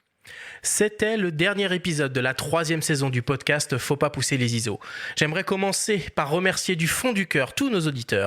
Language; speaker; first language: French; native; French